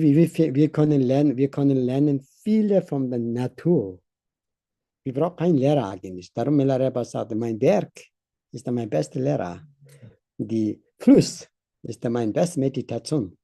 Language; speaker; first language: German; non-native, learner; Tibetan